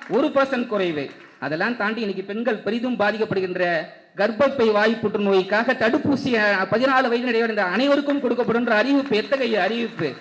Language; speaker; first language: Tamil; native; Tamil